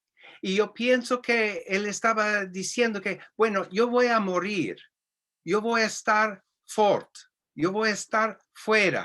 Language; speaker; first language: Spanish; non-native, fluent; English